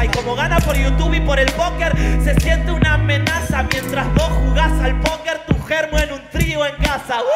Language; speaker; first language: Spanish; native; Spanish